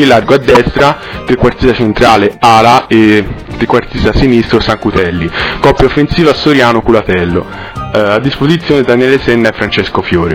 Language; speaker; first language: Italian; native; Italian